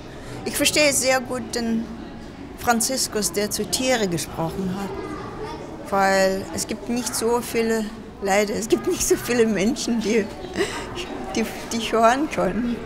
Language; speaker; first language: German; non-native, fluent; Russian